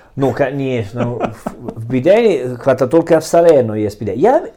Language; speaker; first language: Russian; non-native, learner; Italian